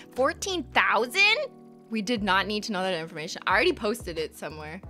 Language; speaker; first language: English; native; English